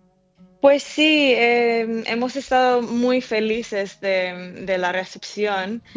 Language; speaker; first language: Spanish; early bilingual, heritage; English